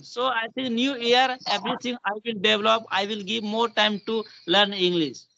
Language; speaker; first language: English; non-native, learner; Hindi